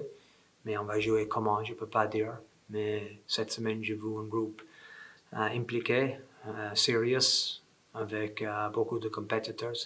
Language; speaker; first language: French; non-native, fluent; English